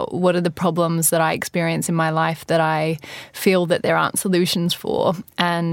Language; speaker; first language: English; native; English